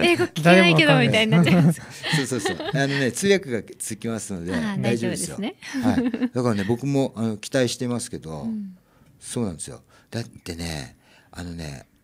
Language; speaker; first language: Japanese; native; Japanese